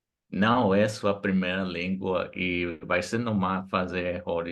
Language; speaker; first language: Portuguese; non-native, fluent; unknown